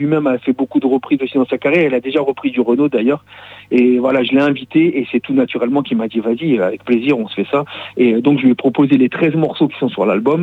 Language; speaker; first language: French; native; French